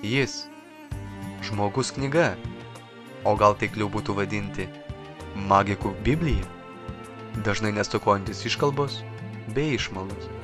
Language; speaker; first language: Lithuanian; native; Lithuanian